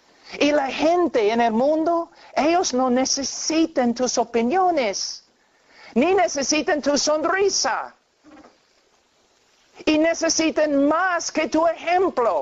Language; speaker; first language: Spanish; non-native, fluent; English